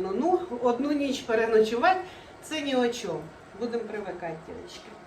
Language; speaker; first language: Ukrainian; native; Ukrainian